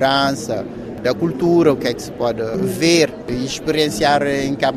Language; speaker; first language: Portuguese; non-native, local second language; Kabuverdianu